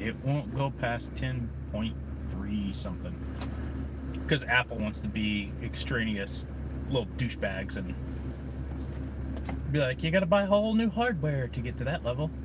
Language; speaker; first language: English; native; English